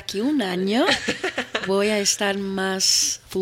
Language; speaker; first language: Spanish; non-native, fluent; Portuguese